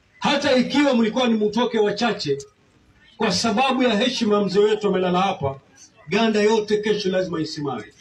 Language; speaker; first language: Swahili; native; Swahili